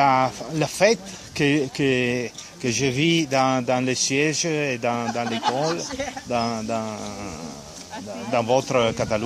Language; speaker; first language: French; non-native, learner; Italian